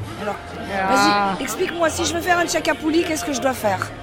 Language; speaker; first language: French; native; French